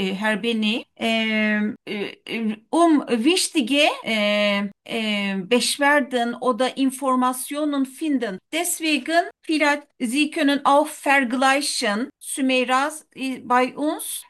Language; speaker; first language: German; non-native, learner; Turkish